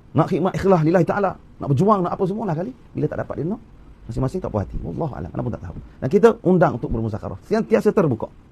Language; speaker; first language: Malay; native; Malay